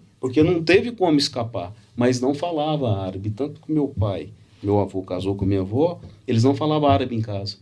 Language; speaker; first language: Portuguese; native; Portuguese